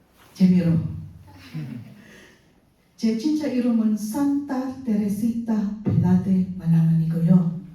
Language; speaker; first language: Korean; non-native, fluent; Filipino